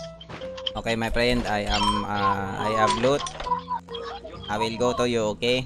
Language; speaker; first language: English; non-native, local second language; Filipino